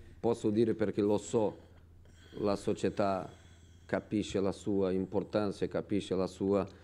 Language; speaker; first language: Italian; non-native, fluent; Portuguese